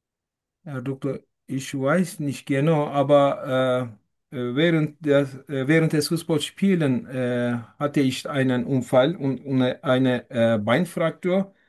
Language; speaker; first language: German; non-native, fluent; Turkish